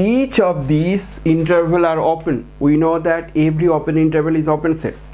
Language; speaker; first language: English; non-native, local second language; Bangla